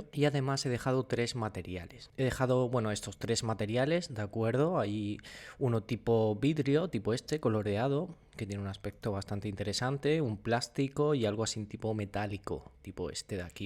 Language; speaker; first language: Spanish; native; Spanish